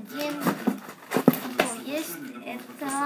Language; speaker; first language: Russian; non-native, learner; Turkish